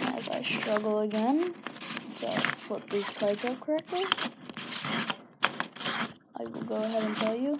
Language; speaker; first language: English; native; English